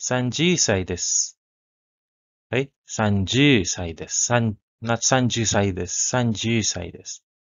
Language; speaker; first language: Japanese; non-native, learner; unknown